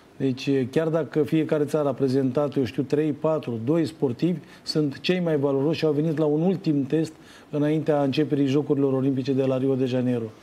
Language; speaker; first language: Romanian; native; Romanian